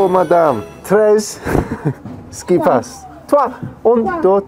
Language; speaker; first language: French; non-native, learner; English